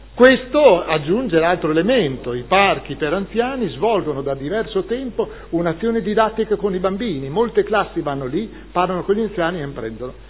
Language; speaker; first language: Italian; native; Italian